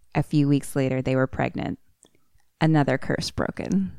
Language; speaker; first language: English; native; English